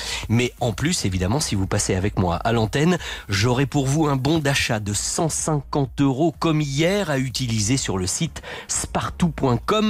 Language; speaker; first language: French; native; French